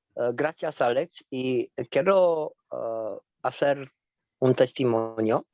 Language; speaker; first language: Spanish; non-native, fluent; Romanian